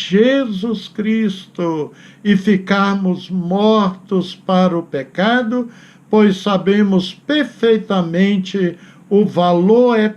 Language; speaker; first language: Portuguese; native; Portuguese